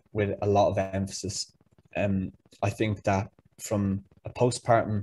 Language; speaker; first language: English; native; English